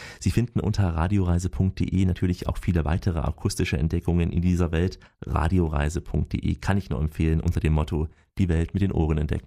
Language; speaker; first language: German; native; German